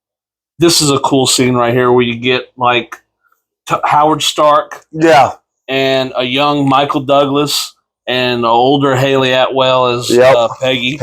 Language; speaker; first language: English; native; English